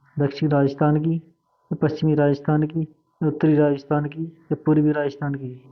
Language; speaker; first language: Hindi; native; Hindi